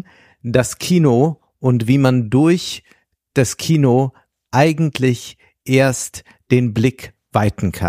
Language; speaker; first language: German; native; German